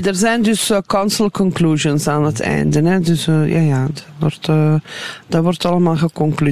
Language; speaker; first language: Dutch; native; Dutch